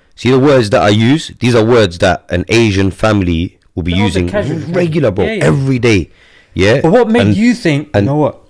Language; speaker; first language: English; native; English